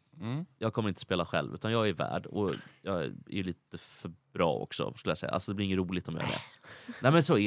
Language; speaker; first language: Swedish; native; Swedish